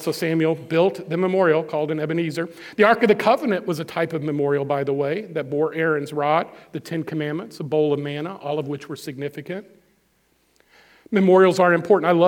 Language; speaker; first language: English; native; English